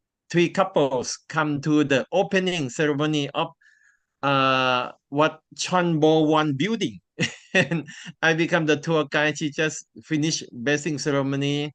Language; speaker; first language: English; non-native, learner; Thai